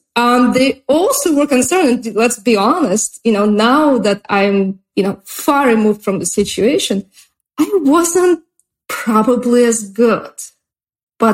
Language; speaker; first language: English; non-native, fluent; Russian